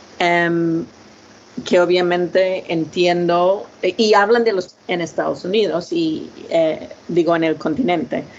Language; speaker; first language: Spanish; non-native, fluent; English